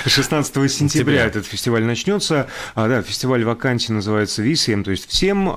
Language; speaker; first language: Russian; native; Russian